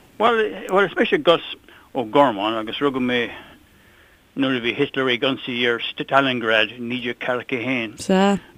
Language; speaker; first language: Irish; non-native, local second language; English